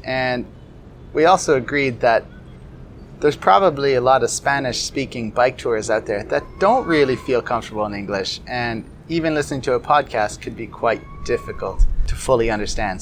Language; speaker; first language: English; native; English